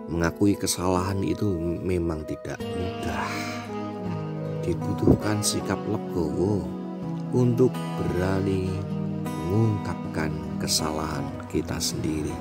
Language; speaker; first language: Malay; non-native, local second language; Javanese